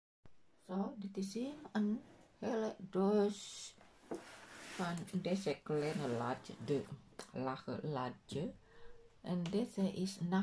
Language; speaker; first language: Dutch; non-native, learner; Indonesian